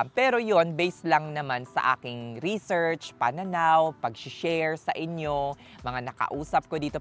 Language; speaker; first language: Filipino; native; Filipino